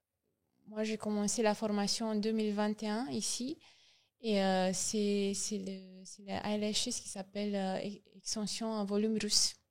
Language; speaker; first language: French; non-native, learner; Romanian